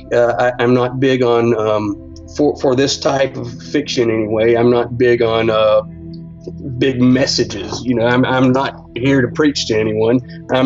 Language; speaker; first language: English; native; English